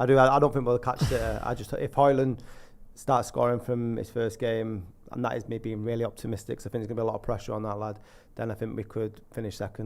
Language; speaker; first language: English; native; English